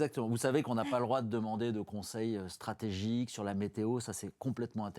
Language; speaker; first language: French; native; French